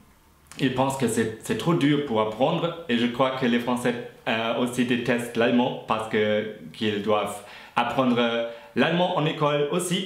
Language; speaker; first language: French; non-native, fluent; German